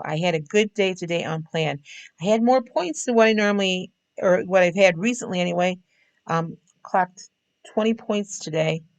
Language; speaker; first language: English; native; English